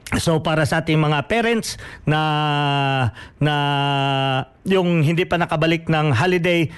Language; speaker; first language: Filipino; non-native, local second language; Hiligaynon